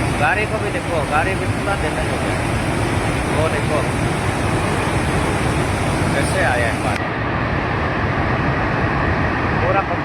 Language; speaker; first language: Hindi; non-native, local second language; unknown